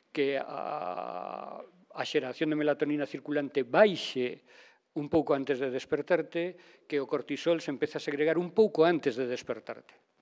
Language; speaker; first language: Galician; native; Galician